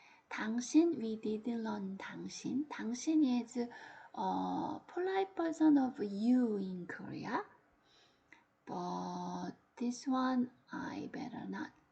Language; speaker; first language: English; non-native, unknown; Korean